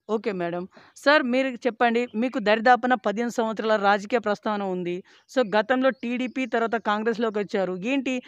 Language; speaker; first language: Telugu; native; Telugu